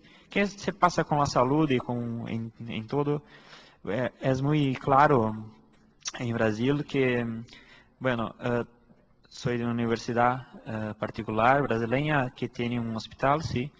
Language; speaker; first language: Spanish; non-native, fluent; Portuguese